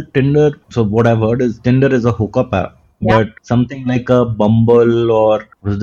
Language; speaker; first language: English; non-native, local second language; Hindi